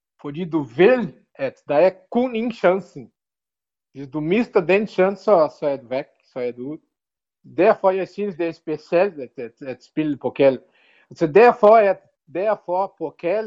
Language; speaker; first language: Danish; non-native, learner; Portuguese